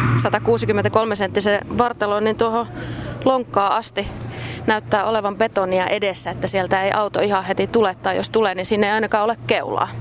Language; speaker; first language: Finnish; native; Finnish